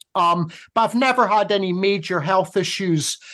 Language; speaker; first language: English; native; English